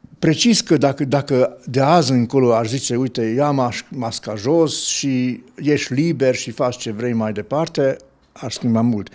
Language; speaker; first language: Romanian; non-native, local second language; Hungarian